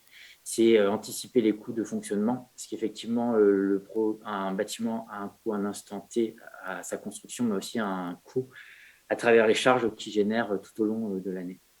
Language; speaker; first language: French; native; French